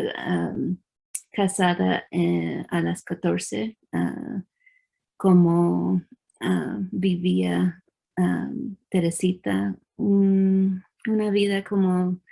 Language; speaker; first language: Spanish; early bilingual, heritage; English